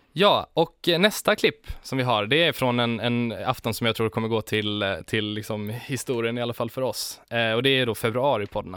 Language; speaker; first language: Swedish; native; Swedish